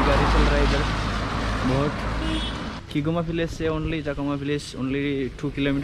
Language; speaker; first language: Hindi; non-native, local second language; Assamese